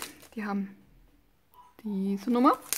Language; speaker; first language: German; non-native, fluent; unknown